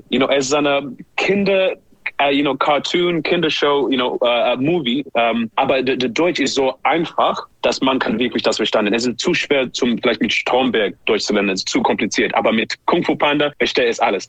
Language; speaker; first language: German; non-native, learner; English